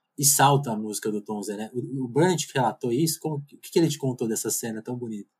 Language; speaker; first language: Portuguese; native; Portuguese